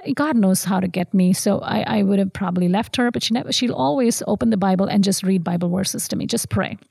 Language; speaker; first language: English; non-native, local second language; Tamil